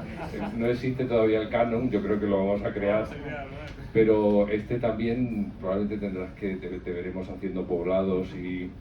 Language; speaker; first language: Spanish; native; Spanish